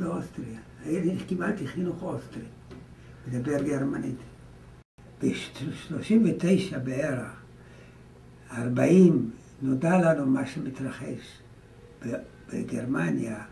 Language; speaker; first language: Hebrew; non-native, fluent; German